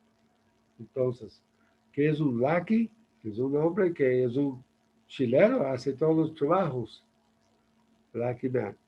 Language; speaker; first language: Spanish; non-native, learner; English